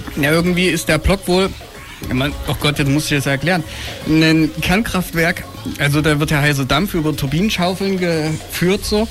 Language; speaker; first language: German; native; German